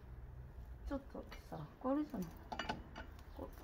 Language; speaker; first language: Japanese; native; Japanese